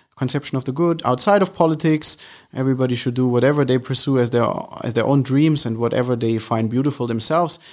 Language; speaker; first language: English; non-native, fluent; German